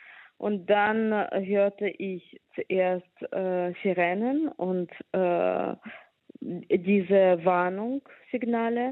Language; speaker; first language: German; non-native, fluent; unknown